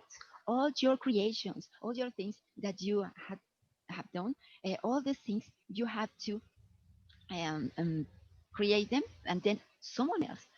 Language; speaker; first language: English; non-native, fluent; Spanish